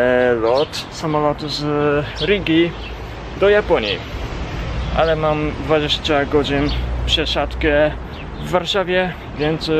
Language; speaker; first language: Polish; non-native, fluent; Japanese